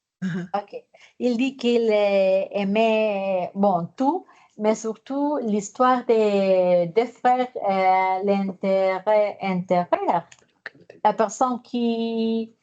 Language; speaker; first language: French; non-native, fluent; Spanish